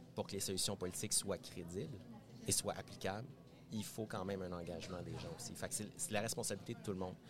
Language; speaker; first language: French; native; French